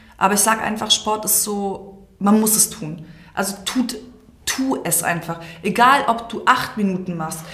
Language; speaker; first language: German; early bilingual, other home language; Serbian